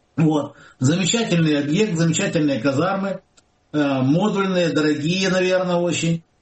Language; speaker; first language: Russian; non-native, local second language; Ukrainian